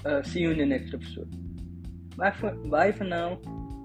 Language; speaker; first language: English; non-native, local second language; Tamil